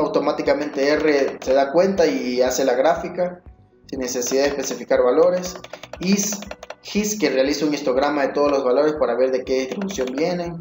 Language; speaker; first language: Spanish; native; Spanish